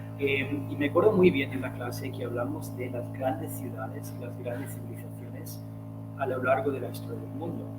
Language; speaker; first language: Spanish; non-native, fluent; English